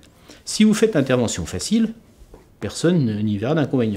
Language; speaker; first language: French; native; French